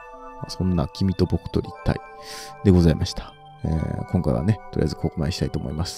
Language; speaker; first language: Japanese; native; Japanese